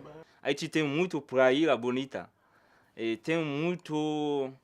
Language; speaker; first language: Portuguese; non-native, learner; Haitian Creole